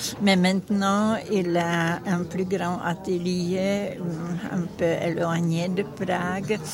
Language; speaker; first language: French; non-native, fluent; Czech